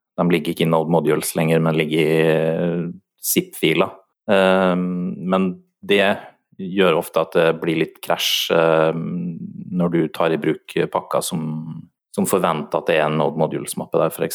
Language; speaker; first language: Norwegian; native; Norwegian